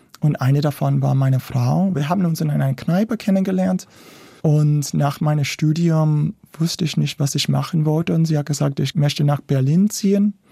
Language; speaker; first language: German; non-native, fluent; English